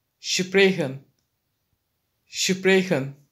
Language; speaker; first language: German; non-native, fluent; Turkish